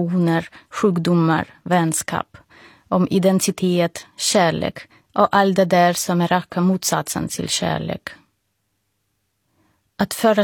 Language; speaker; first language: Swedish; non-native, fluent; Russian